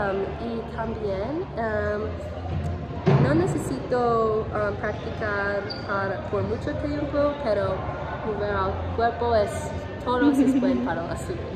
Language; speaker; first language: Spanish; non-native, learner; English